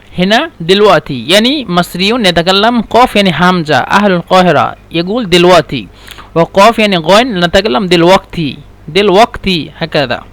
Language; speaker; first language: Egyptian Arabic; non-native, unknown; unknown